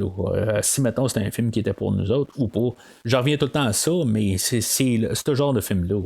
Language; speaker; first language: French; native; French